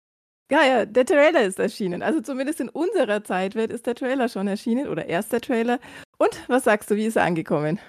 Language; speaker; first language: German; native; German